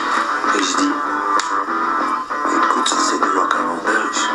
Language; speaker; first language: French; non-native, local second language; Dutch